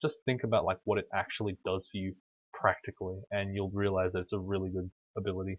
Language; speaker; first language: English; native; English